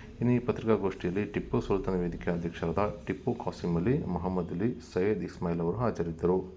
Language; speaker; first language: Kannada; native; Kannada